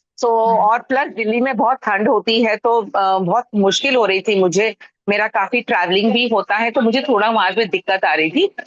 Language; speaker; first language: Hindi; native; Hindi